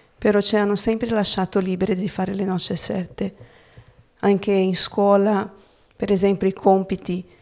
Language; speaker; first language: Italian; non-native, fluent; Portuguese